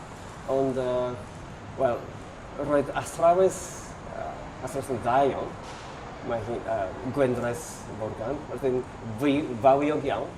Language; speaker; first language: Welsh; non-native, learner; Japanese